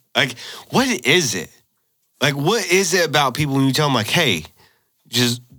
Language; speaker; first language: English; native; English